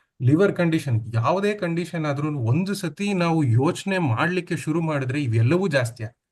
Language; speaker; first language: Kannada; native; Kannada